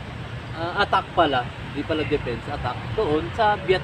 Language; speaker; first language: Filipino; native; Filipino